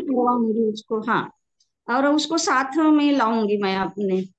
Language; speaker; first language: Hindi; native; Hindi